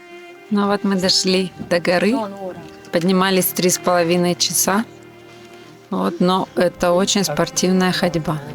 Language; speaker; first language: Russian; native; Russian